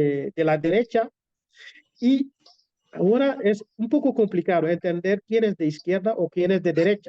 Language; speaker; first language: Spanish; non-native, fluent; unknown